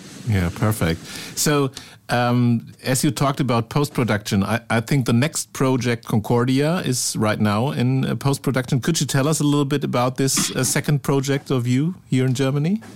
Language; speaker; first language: English; non-native, fluent; German